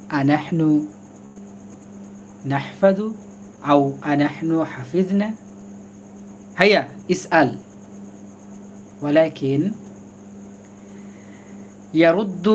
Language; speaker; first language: Arabic; non-native, fluent; Bangla